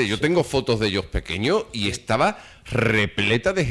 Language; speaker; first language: Spanish; native; Spanish